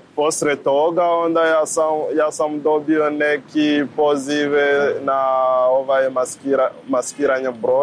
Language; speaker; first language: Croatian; non-native, learner; Rundi